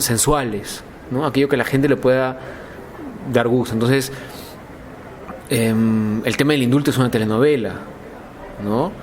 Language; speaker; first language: Spanish; native; Spanish